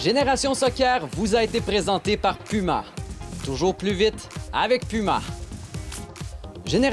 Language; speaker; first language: French; native; French